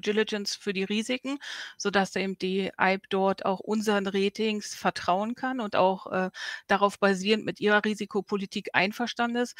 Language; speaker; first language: German; native; German